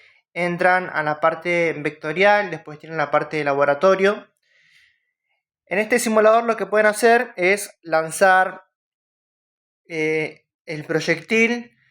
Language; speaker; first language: Spanish; native; Spanish